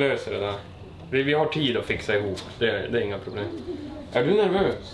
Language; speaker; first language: Swedish; native; Swedish